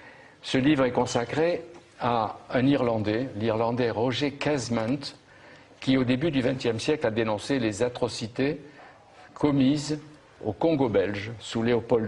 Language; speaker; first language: French; native; French